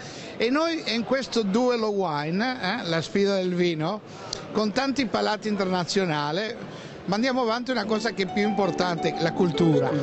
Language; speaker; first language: Italian; non-native, fluent; Spanish